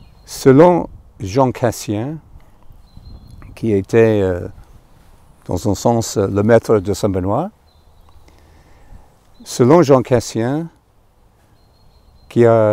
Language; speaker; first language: French; non-native, fluent; English